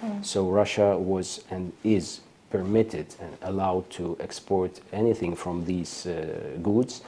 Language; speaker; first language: English; non-native, fluent; Ukrainian